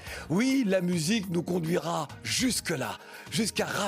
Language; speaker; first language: French; native; French